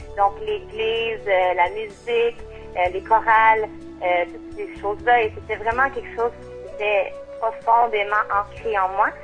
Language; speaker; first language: French; native; French